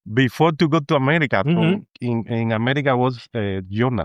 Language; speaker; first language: English; non-native, fluent; Spanish